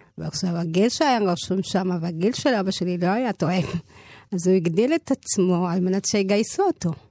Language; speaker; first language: Hebrew; early bilingual, other home language; Amharic